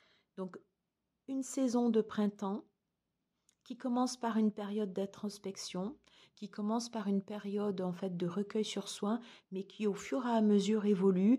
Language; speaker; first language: French; native; French